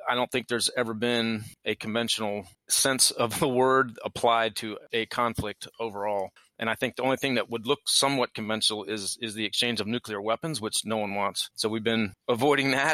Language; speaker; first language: English; native; English